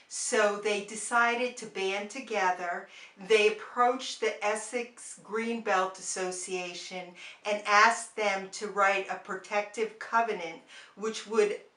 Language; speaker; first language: English; native; English